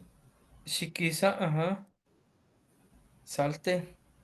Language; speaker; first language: Spanish; native; Spanish